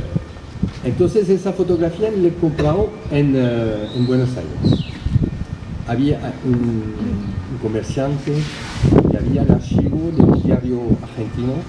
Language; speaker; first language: Spanish; early bilingual, heritage; French